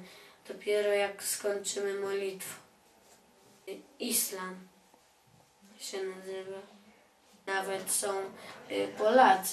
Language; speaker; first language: Polish; early bilingual, other home language; Chechen